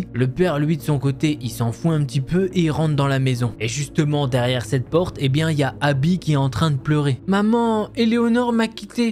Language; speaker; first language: French; native; French